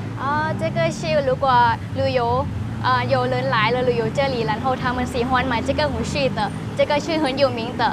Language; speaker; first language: Chinese; non-native, learner; Thai